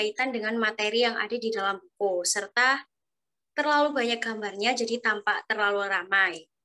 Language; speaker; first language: Indonesian; native; Indonesian